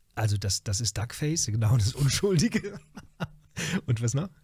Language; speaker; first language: German; native; German